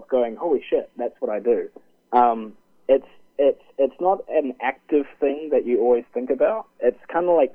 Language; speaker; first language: English; native; English